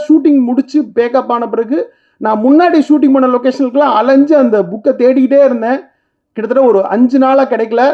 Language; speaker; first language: Tamil; native; Tamil